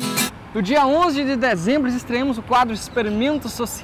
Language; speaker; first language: Portuguese; native; Portuguese